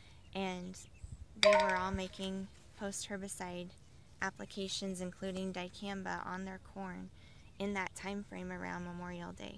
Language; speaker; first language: English; native; English